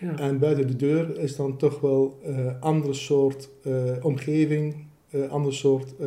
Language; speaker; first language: Dutch; early bilingual, other home language; Arabic